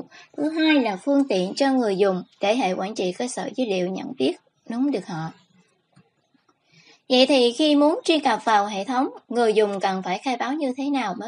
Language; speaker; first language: Vietnamese; native; Vietnamese